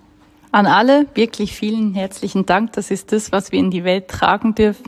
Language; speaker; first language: German; native; German